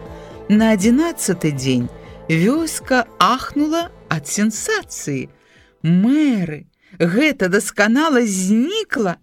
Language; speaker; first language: Belarusian; native; Belarusian